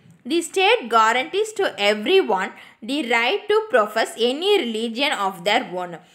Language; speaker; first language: English; non-native, local second language; Tamil